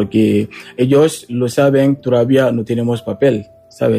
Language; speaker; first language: Spanish; non-native, learner; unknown